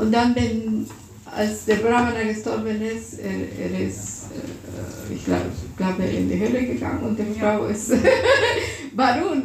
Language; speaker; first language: German; non-native, fluent; Russian